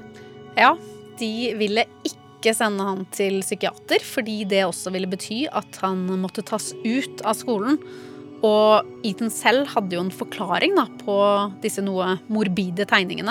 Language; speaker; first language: Norwegian; native; Norwegian